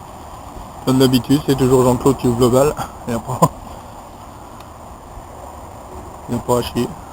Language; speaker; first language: French; native; French